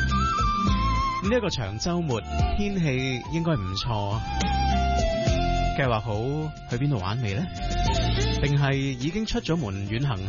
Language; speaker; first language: Chinese; non-native, local second language; Cantonese